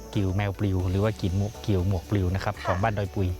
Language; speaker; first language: Thai; native; Thai